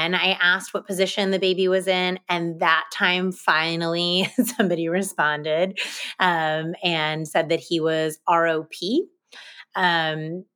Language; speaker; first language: English; native; English